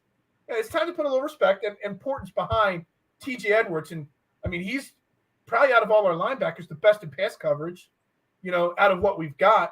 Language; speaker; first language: English; native; English